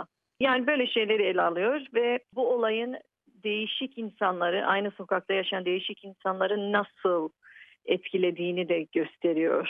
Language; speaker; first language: Turkish; early bilingual, heritage; Turkish